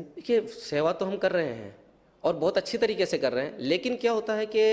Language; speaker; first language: Hindi; native; Hindi